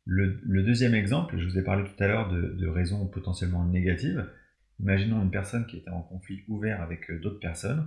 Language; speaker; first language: French; native; French